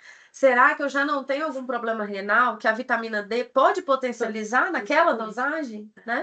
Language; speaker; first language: Portuguese; native; Portuguese